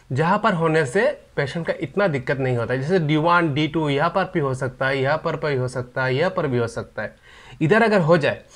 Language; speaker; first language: Hindi; non-native, local second language; Bangla